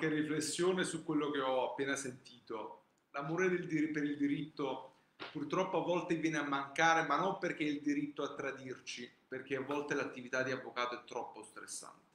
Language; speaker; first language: Italian; native; Italian